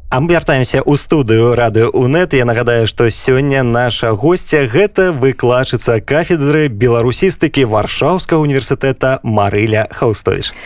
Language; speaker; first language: Belarusian; non-native, local second language; Russian